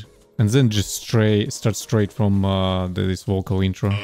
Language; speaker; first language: English; non-native, fluent; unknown